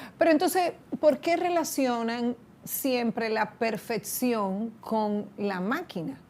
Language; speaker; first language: Spanish; native; Spanish